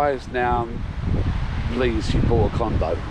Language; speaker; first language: English; native; English